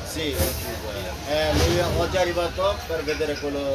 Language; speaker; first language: Italian; non-native, learner; Bangla